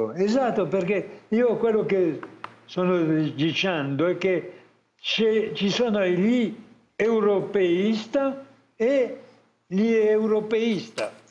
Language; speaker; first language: Italian; non-native, fluent; French